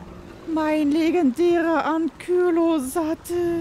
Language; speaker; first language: German; native; German